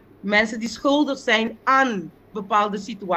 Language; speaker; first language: Dutch; non-native, local second language; Papiamento